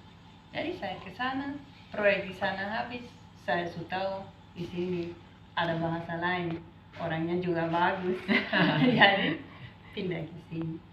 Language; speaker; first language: Indonesian; non-native, fluent; Dutch